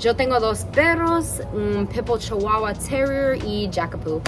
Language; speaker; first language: Spanish; early bilingual, heritage; English